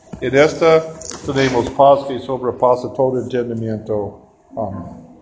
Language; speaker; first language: Spanish; non-native, learner; English